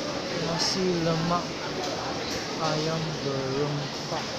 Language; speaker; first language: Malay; non-native, local second language; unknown